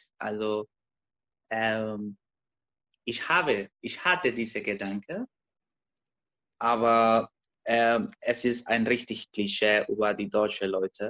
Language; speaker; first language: German; non-native, learner; Spanish